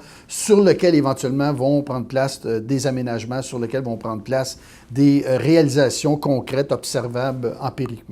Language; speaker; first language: French; native; French